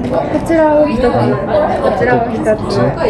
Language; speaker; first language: Japanese; native; Japanese